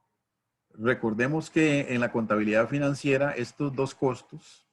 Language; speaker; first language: Spanish; native; Spanish